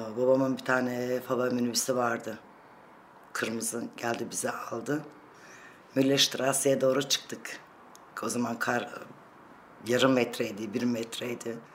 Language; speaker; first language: Turkish; early bilingual, other home language; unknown